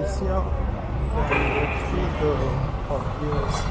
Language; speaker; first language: Spanish; non-native, learner; Swahili